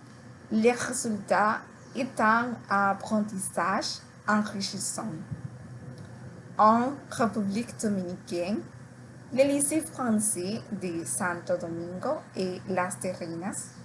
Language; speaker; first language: French; non-native, learner; Spanish